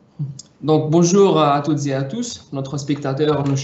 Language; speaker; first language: French; non-native, local second language; Arabic